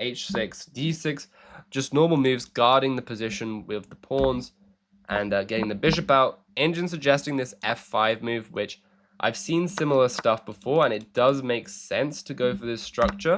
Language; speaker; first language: English; native; English